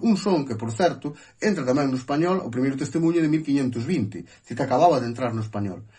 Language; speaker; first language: Galician; native; Galician